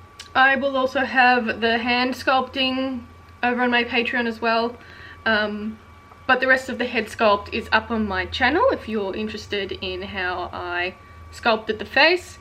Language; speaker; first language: English; native; English